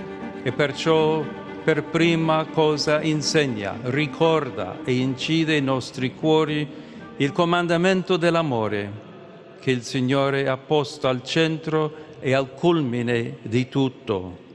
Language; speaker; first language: Italian; non-native, fluent; English